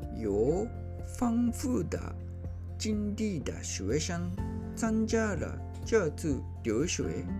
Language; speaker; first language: Chinese; non-native, learner; Japanese